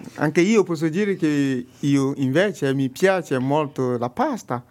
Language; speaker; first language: Italian; non-native, learner; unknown